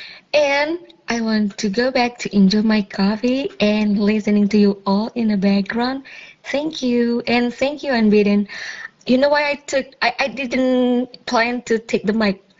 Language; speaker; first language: English; non-native, fluent; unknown